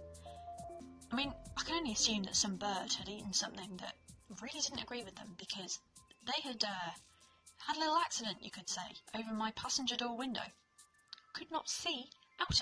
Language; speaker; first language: English; native; English